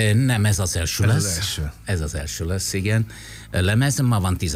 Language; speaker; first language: Hungarian; non-native, fluent; Italian